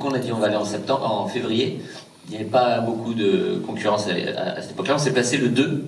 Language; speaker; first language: French; native; French